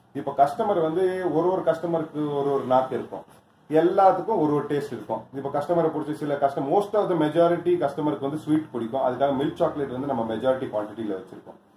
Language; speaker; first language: Tamil; non-native, local second language; Kashmiri